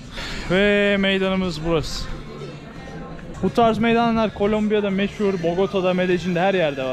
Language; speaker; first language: Turkish; native; Turkish